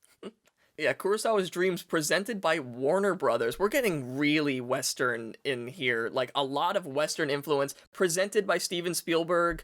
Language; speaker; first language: English; native; English